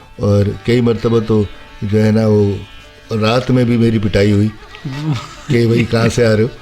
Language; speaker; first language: Urdu; native; Urdu